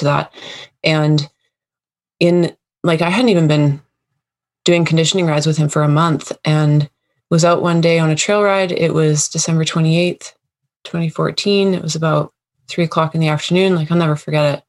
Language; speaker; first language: English; native; English